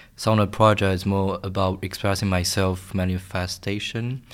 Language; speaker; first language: English; non-native, fluent; Chinese